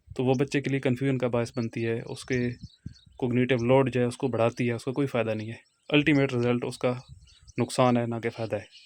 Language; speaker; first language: Urdu; non-native, local second language; Punjabi